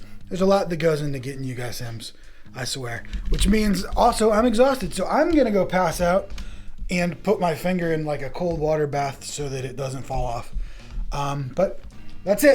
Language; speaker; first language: English; native; English